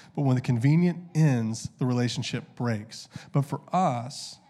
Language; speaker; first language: English; native; English